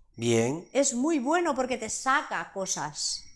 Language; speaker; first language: Spanish; non-native, local second language; Catalan